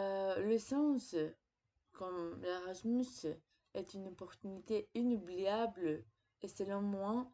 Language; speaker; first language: French; non-native, fluent; Greek